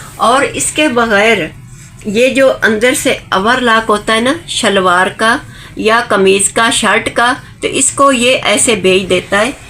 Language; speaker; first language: Urdu; non-native, local second language; Punjabi